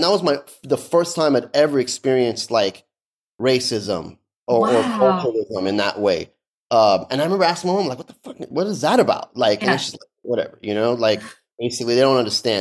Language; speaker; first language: English; early bilingual, other home language; Persian